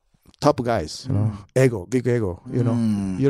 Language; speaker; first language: English; non-native, learner; Japanese